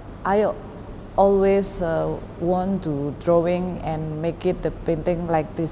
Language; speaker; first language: English; non-native, learner; Indonesian